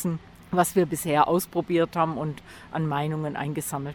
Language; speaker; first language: German; native; German